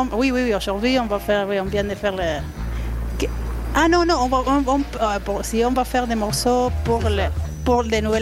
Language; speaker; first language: French; non-native, learner; Spanish